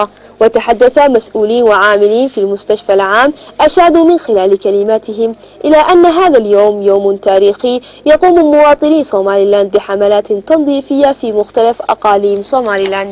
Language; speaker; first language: Arabic; non-native, local second language; Somali